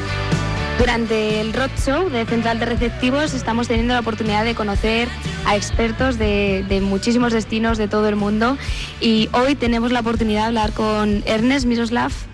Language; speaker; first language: Spanish; native; Spanish